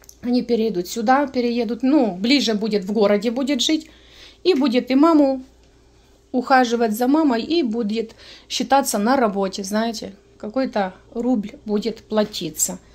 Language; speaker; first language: Russian; non-native, local second language; Ukrainian